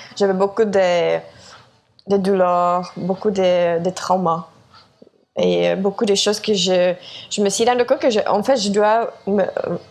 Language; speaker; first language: French; non-native, fluent; Czech